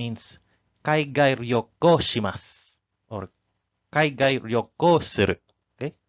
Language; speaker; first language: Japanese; non-native, learner; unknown